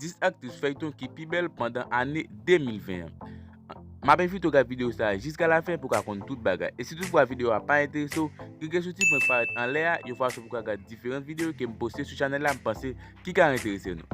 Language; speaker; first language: French; non-native, local second language; Haitian Creole